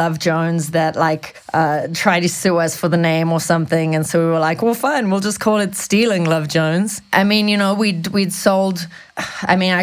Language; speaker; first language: English; native; English